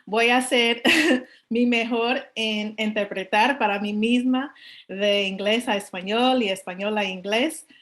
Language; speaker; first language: Spanish; non-native, learner; English